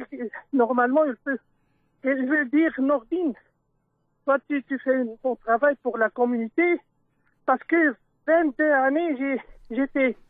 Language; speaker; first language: French; non-native, local second language; Dutch